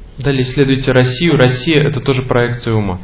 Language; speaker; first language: Russian; native; Russian